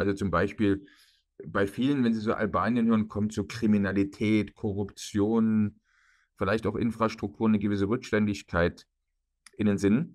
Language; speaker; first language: German; native; German